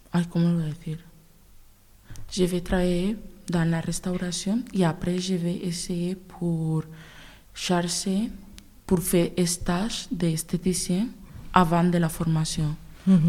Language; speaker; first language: French; non-native, learner; Spanish